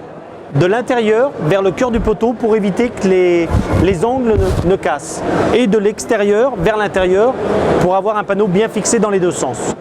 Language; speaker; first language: French; native; French